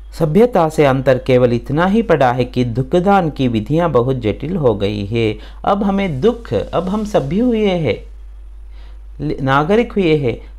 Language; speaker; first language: Hindi; non-native, local second language; Kannada